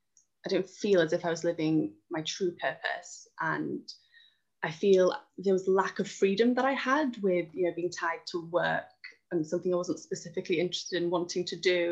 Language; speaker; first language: English; native; English